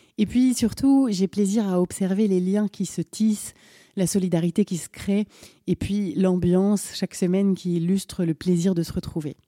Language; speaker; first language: French; native; French